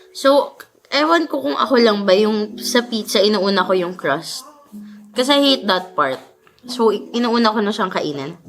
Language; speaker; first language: Filipino; native; Filipino